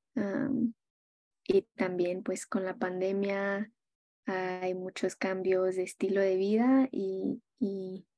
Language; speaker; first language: Spanish; early bilingual, heritage; Spanish